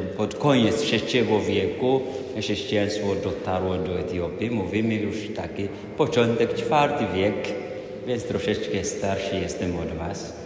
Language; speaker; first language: Polish; non-native, fluent; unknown